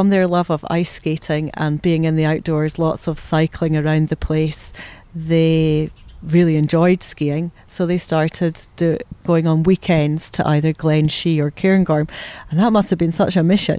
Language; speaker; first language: English; native; English